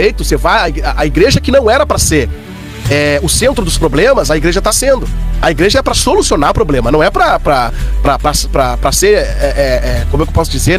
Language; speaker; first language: Portuguese; native; Portuguese